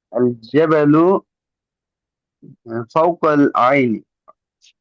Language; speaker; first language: Arabic; non-native, learner; Bangla